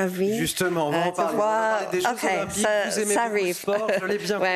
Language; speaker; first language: French; native; French